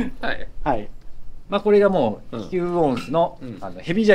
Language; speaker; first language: Japanese; native; Japanese